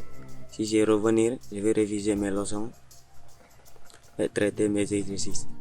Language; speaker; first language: French; non-native, learner; Mandingo